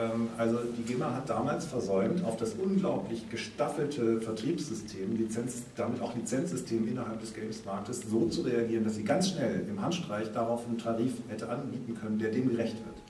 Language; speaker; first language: German; native; German